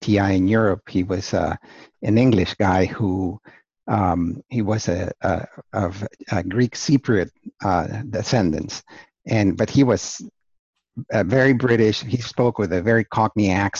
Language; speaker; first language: English; non-native, fluent; Spanish